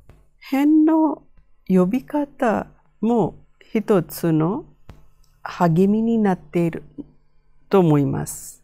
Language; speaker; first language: Japanese; non-native, fluent; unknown